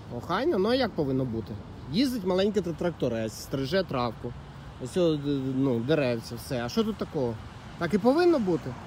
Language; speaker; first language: Ukrainian; non-native, local second language; Russian